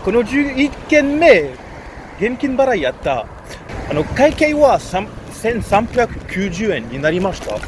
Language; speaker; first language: Japanese; non-native, learner; French